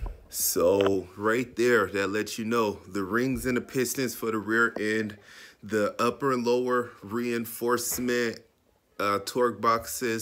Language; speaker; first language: English; native; English